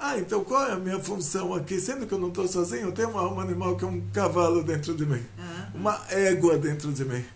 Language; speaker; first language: Portuguese; non-native, fluent; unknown